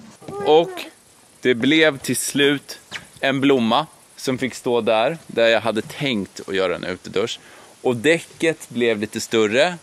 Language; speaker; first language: Swedish; native; Swedish